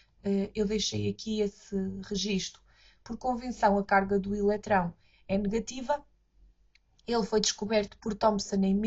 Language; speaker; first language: Portuguese; native; Portuguese